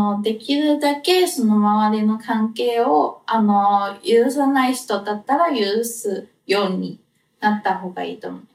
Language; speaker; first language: Japanese; non-native, fluent; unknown